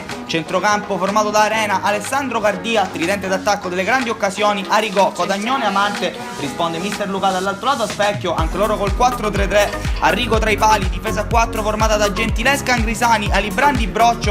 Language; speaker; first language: Italian; native; Italian